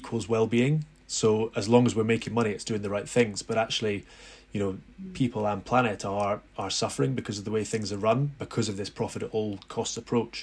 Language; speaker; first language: English; native; English